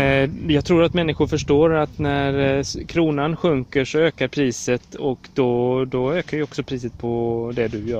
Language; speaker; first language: Swedish; native; Swedish